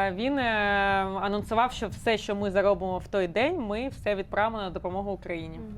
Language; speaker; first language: Ukrainian; native; Ukrainian